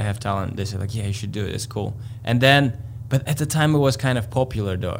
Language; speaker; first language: English; non-native, fluent; Latvian